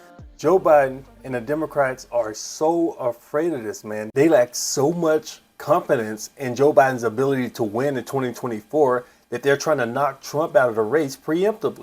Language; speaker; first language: English; native; English